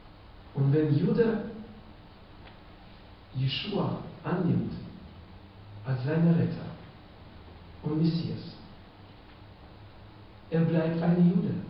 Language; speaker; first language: German; non-native, fluent; Russian